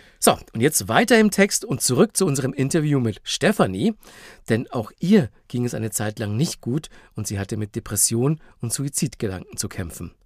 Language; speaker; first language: German; native; German